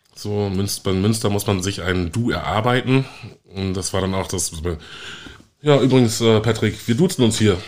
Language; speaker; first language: German; native; German